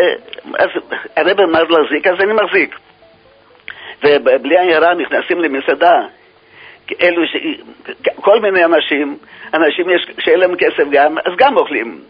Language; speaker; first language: Hebrew; non-native, fluent; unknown